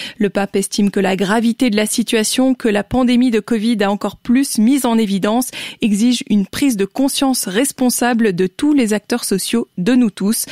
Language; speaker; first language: French; native; French